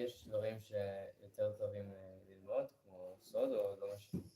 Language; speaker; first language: Hebrew; non-native, learner; English